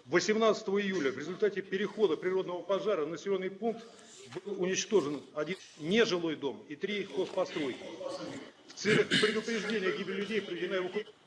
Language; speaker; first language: Russian; native; Russian